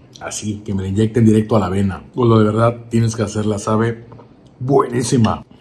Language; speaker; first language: Spanish; native; Spanish